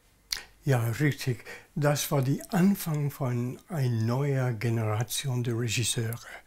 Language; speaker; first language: German; non-native, learner; English